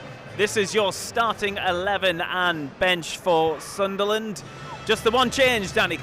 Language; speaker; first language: English; native; English